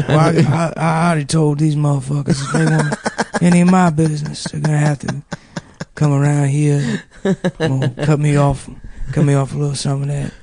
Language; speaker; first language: English; native; English